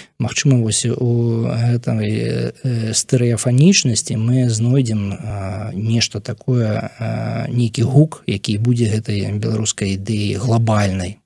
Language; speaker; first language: Belarusian; non-native, local second language; Russian